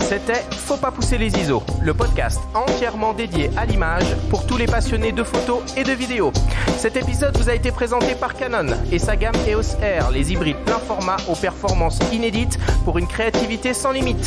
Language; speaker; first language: French; native; French